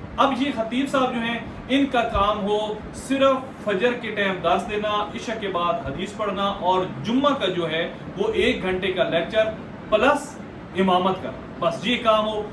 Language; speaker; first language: Urdu; non-native, local second language; Punjabi